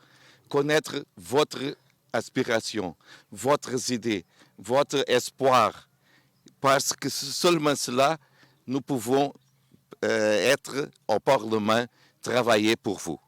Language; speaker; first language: French; non-native, fluent; Portuguese